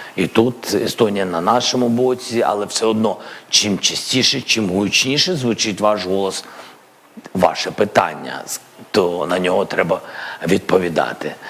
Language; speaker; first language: Ukrainian; non-native, local second language; Russian